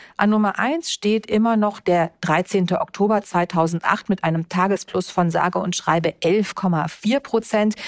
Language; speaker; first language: German; native; German